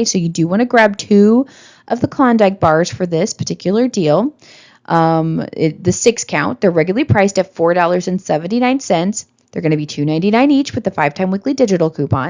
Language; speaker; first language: English; native; English